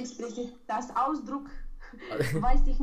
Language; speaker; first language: German; non-native, learner; Romanian